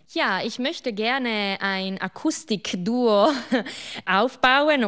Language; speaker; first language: German; non-native, local second language; Italian